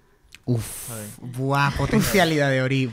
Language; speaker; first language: Basque; native; Basque